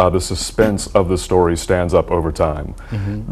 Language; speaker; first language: English; native; English